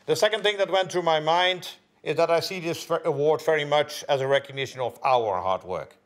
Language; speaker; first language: English; non-native, fluent; Dutch